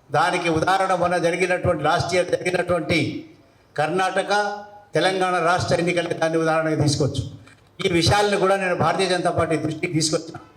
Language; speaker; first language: Telugu; non-native, local second language; Lambadi